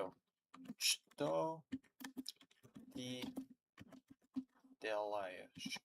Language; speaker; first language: Russian; non-native, learner; English